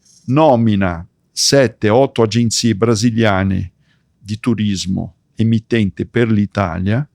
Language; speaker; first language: Italian; early bilingual, heritage; Portuguese